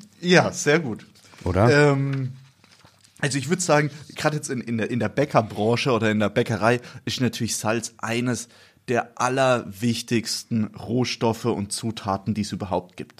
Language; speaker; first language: German; native; German